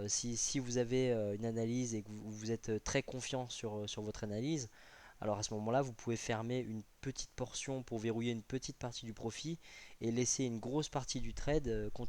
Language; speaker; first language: French; native; French